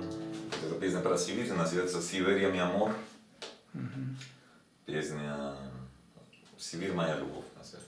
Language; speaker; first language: Russian; non-native, learner; Spanish